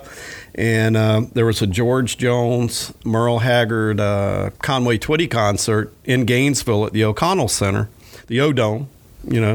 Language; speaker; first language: English; native; English